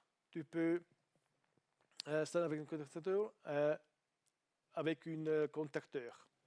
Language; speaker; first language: French; non-native, learner; Italian